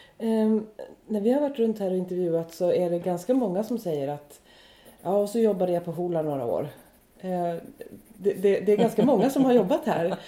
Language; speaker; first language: Swedish; native; Swedish